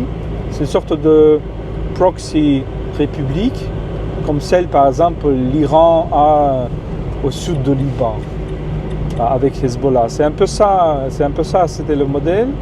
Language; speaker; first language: French; non-native, fluent; Ukrainian